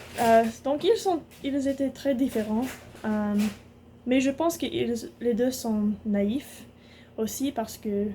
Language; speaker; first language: French; non-native, learner; English